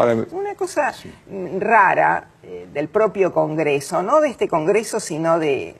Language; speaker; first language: Spanish; native; Spanish